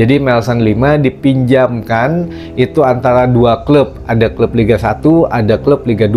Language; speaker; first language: Indonesian; native; Indonesian